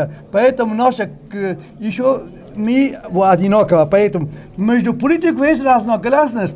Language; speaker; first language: Russian; non-native, learner; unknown